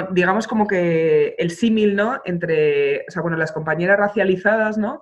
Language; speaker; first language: Spanish; native; Spanish